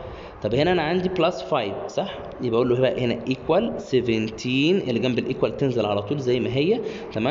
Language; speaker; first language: Arabic; native; Arabic